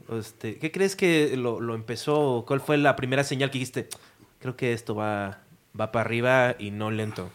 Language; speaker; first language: Spanish; native; Spanish